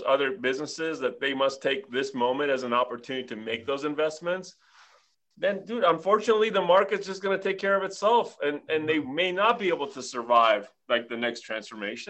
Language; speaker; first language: English; early bilingual, other home language; Armenian